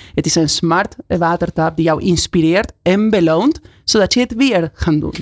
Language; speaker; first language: Dutch; non-native, fluent; Spanish